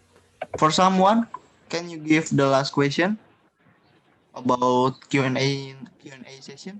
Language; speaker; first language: English; non-native, learner; Indonesian